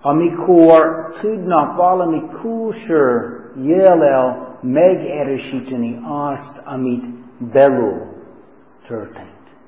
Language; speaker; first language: Hungarian; non-native, fluent; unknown